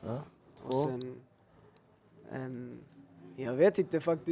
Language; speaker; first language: Swedish; early bilingual, other home language; Albanian